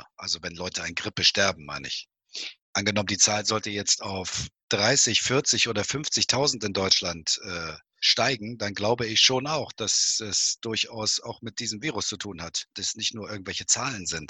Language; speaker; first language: German; native; German